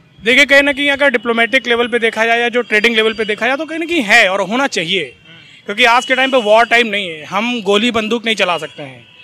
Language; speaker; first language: Hindi; native; Hindi